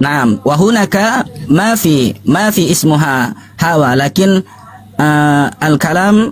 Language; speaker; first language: Arabic; non-native, learner; Indonesian